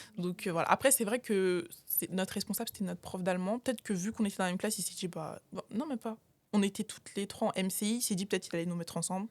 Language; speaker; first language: French; native; French